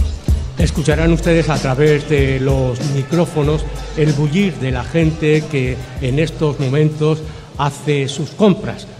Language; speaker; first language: Spanish; native; Spanish